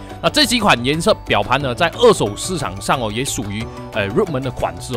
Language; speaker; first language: Chinese; native; Chinese